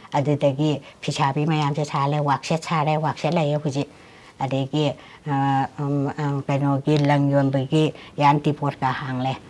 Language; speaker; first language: Manipuri; native; Manipuri